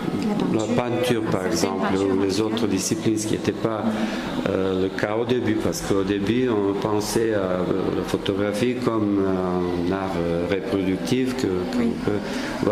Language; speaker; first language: French; non-native, fluent; Serbian